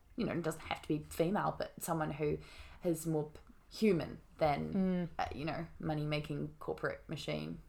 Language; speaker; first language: English; native; English